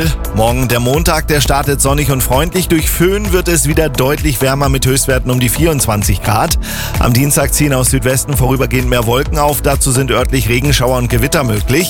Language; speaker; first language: German; native; German